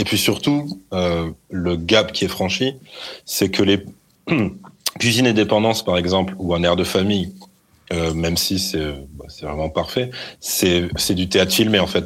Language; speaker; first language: French; native; French